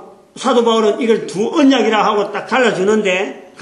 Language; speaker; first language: Korean; native; Korean